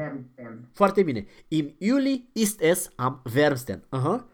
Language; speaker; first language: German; non-native, fluent; Romanian